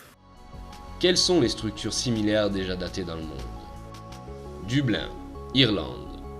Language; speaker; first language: French; native; French